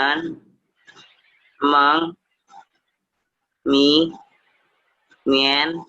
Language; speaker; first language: Chinese; non-native, learner; Indonesian